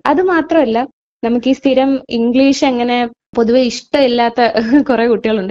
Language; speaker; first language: Malayalam; early bilingual, heritage; Malayalam